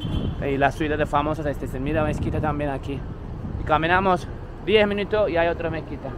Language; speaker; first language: Spanish; non-native, fluent; Turkish